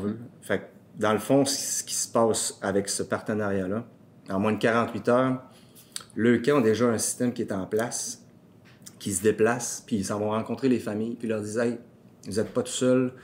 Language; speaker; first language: French; native; French